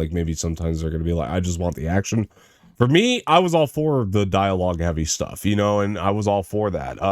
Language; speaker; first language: English; native; English